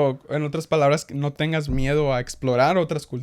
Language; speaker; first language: Spanish; early bilingual, heritage; Spanish